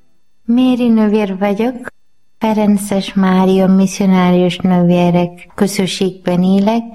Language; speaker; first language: Hungarian; non-native, learner; Malayalam